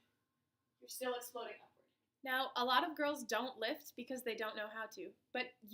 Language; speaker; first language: English; native; English